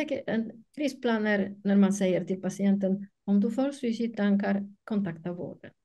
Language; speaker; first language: Swedish; non-native, fluent; Polish